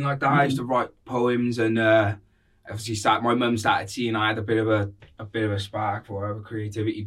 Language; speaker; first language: English; native; English